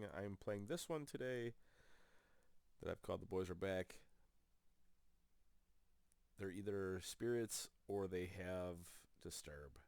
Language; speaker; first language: English; native; English